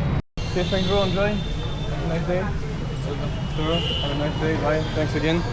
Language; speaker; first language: English; non-native, learner; French